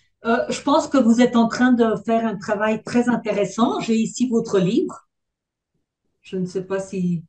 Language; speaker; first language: French; non-native, fluent; Spanish